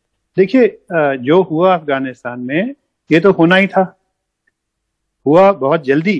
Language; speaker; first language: Hindi; native; Hindi